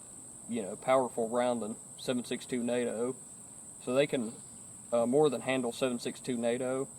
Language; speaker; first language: English; native; English